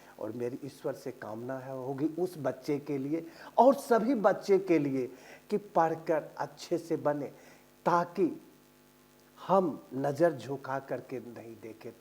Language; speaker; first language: Hindi; native; Hindi